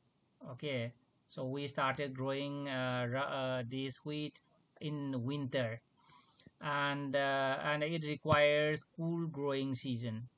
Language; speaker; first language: English; non-native, local second language; Manipuri